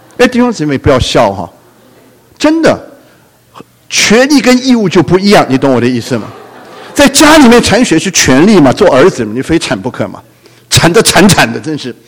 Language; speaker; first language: Chinese; non-native, local second language; Cantonese